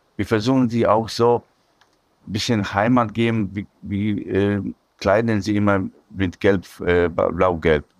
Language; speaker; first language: German; non-native, fluent; Polish